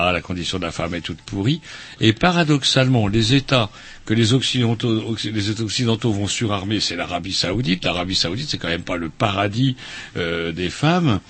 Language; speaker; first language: French; native; French